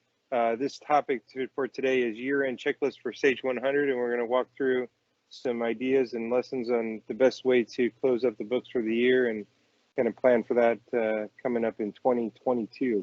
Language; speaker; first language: English; native; English